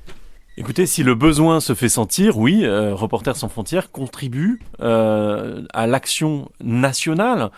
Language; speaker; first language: French; native; French